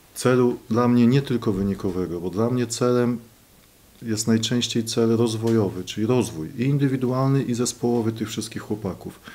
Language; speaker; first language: Polish; native; Polish